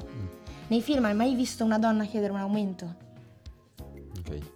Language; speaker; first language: Italian; native; Italian